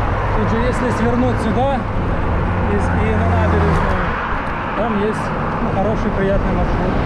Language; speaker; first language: Russian; native; Russian